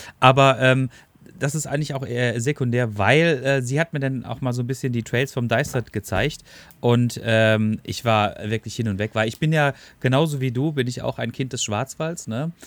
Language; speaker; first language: German; native; German